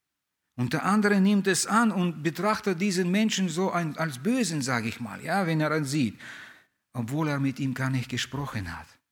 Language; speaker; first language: German; non-native, fluent; Russian